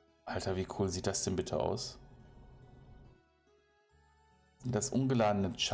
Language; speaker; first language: German; native; German